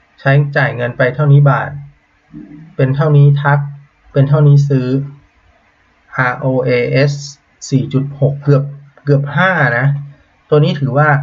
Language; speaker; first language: Thai; native; Thai